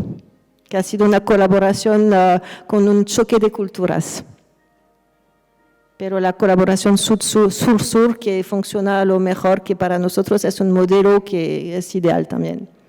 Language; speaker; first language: Spanish; non-native, fluent; French